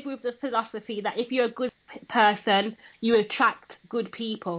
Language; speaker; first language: English; native; English